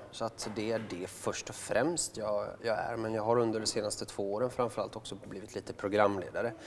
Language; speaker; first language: Swedish; early bilingual, other home language; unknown